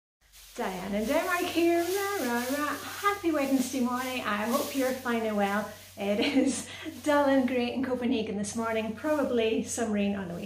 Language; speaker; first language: English; native; English